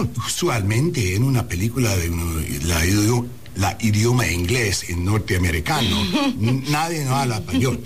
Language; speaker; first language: Spanish; early bilingual, heritage; Spanish